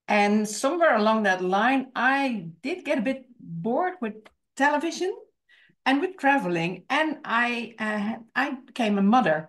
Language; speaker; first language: English; non-native, fluent; Dutch